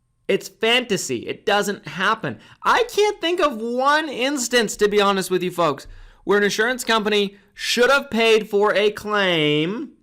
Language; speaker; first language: English; native; English